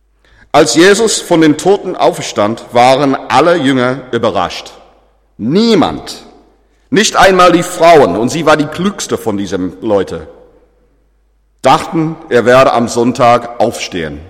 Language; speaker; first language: German; non-native, fluent; English